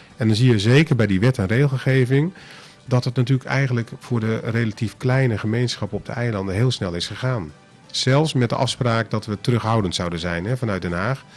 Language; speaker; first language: Dutch; non-native, local second language; Papiamento